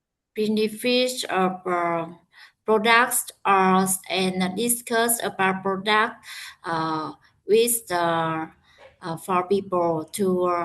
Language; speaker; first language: English; non-native, learner; Vietnamese